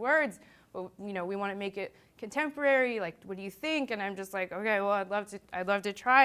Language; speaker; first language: English; native; English